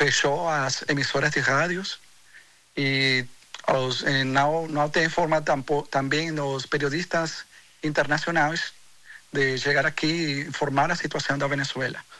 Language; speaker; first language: Portuguese; non-native, fluent; Spanish